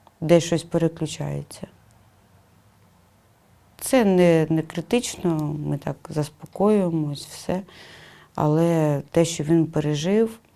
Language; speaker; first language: Ukrainian; native; Ukrainian